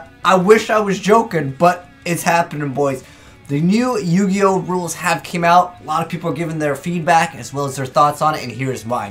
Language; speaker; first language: English; native; English